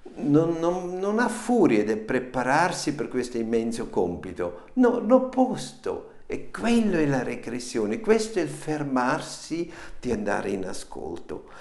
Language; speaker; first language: Italian; non-native, fluent; German